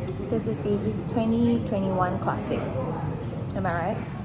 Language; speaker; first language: English; native; English